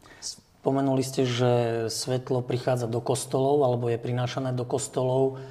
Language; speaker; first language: Slovak; native; Slovak